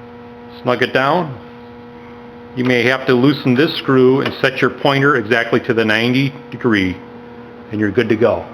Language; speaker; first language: English; native; English